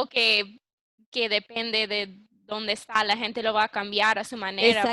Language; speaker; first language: Spanish; early bilingual, heritage; English